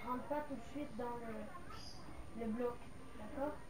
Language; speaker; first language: French; native; French